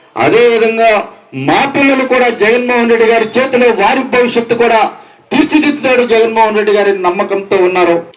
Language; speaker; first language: Telugu; native; Telugu